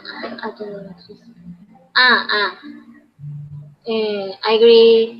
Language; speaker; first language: English; non-native, learner; Spanish